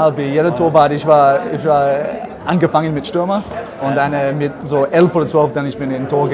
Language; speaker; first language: German; non-native, learner; English